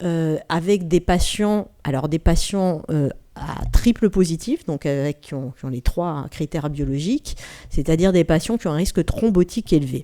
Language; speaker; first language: French; native; French